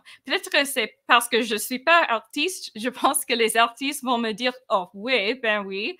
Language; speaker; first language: French; non-native, fluent; English